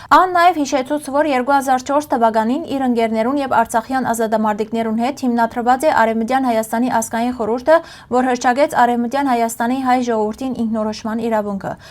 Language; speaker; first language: Armenian; early bilingual, heritage; Armenian